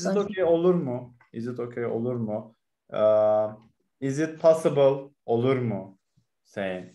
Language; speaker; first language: English; non-native, learner; Turkish